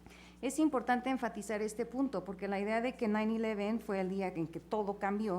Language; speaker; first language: Spanish; native; Spanish